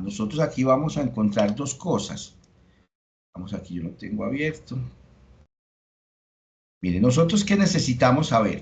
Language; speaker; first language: Spanish; native; Spanish